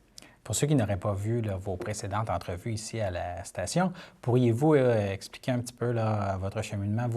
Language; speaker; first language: French; native; French